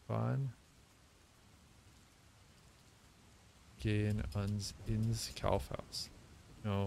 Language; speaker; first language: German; non-native, learner; English